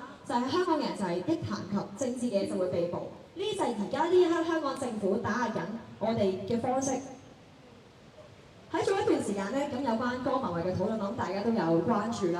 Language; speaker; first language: Cantonese; native; Cantonese